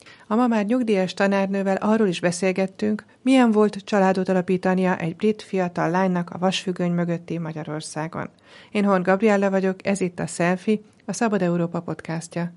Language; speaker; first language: Hungarian; native; Hungarian